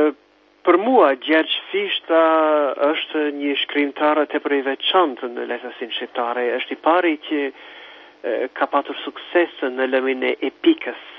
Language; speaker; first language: Albanian; non-native, fluent; English